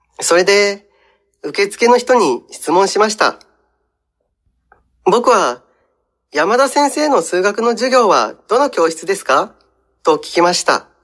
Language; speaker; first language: Japanese; non-native, fluent; Indonesian